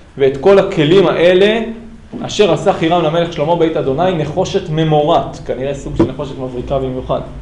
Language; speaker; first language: Hebrew; native; Hebrew